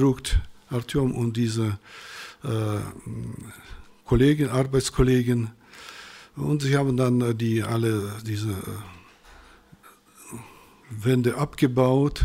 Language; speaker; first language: German; non-native, fluent; Russian